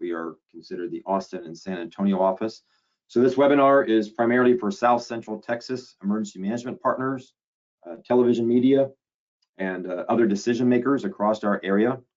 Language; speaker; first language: English; native; English